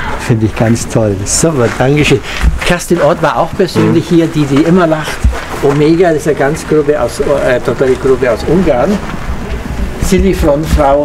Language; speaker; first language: German; native; German